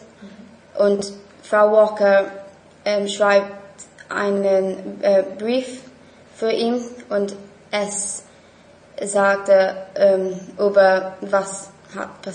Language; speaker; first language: German; non-native, learner; English